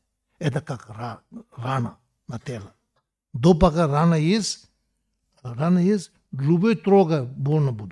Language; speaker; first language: Russian; non-native, learner; Tibetan